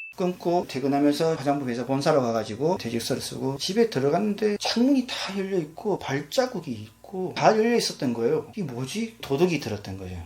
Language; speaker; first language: Korean; native; Korean